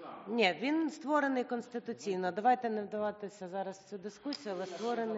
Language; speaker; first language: Ukrainian; native; Ukrainian